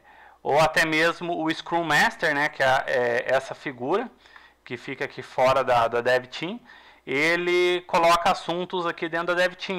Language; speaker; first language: Portuguese; native; Portuguese